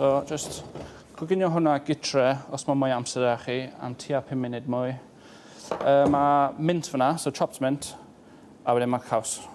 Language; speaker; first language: Welsh; native; Welsh